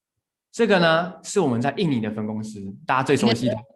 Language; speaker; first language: Chinese; native; Chinese